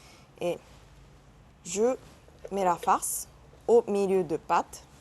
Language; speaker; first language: French; non-native, learner; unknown